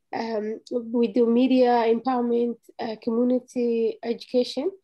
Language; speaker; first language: English; non-native, fluent; Somali